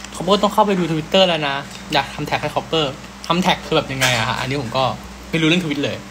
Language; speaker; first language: Thai; early bilingual, heritage; Thai